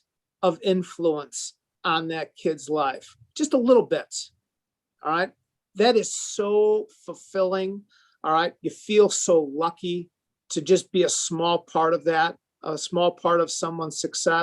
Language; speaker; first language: English; native; English